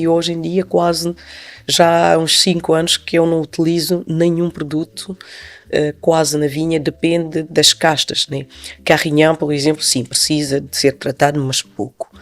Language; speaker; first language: Portuguese; non-native, local second language; Upper Guinea Crioulo